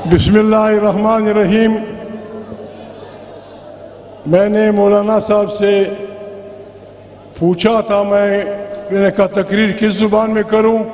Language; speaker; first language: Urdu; non-native, local second language; Pashto